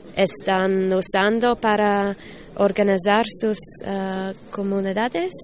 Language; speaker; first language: Spanish; non-native, learner; English